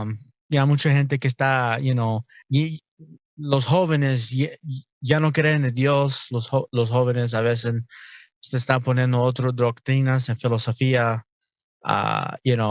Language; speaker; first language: Spanish; non-native, learner; English